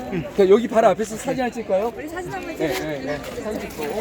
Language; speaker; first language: Korean; native; Korean